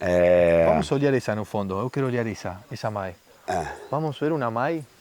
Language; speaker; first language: Portuguese; non-native, learner; Spanish